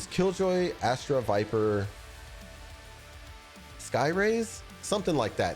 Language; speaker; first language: English; native; English